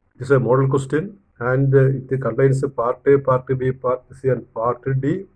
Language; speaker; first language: English; non-native, local second language; Malayalam